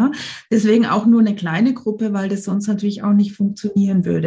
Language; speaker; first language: German; native; German